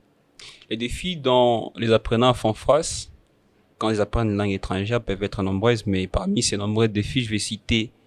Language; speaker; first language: French; non-native, fluent; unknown